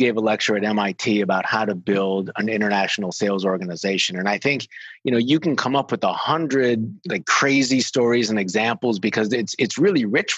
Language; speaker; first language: English; native; English